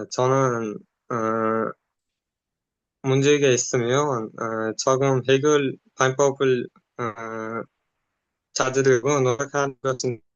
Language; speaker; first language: Korean; non-native, learner; Uzbek